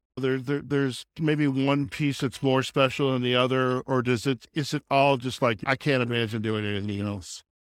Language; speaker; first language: English; native; English